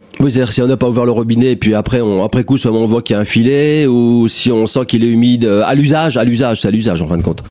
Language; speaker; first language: French; native; French